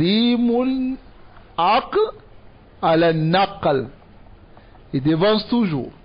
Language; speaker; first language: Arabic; non-native, fluent; Dyula